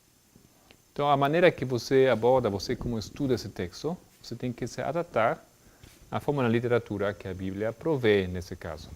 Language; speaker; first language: Portuguese; non-native, fluent; German